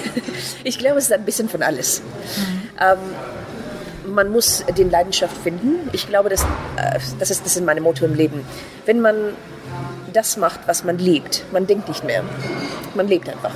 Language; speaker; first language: German; non-native, fluent; Persian